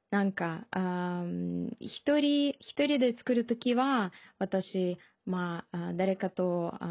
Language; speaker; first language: Japanese; non-native, learner; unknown